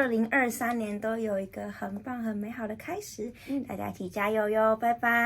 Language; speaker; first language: Chinese; native; Chinese